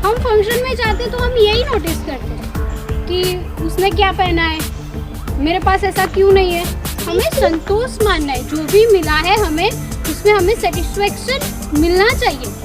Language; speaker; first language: Hindi; non-native, local second language; Gujarati